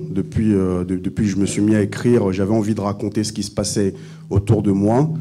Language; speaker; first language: French; early bilingual, other home language; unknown